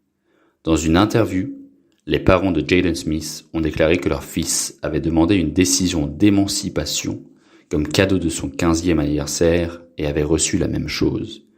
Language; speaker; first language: French; non-native, local second language; Haitian Creole